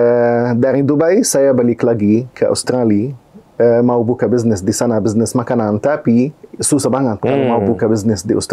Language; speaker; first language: Indonesian; non-native, fluent; Arabic